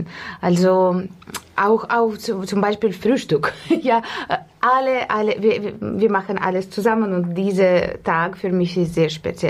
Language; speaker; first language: German; non-native, fluent; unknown